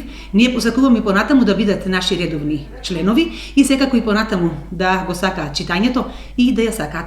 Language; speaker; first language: Macedonian; native; Macedonian